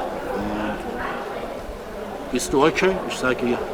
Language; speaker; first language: German; non-native, learner; Persian